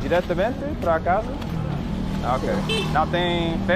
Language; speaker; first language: Portuguese; non-native, learner; English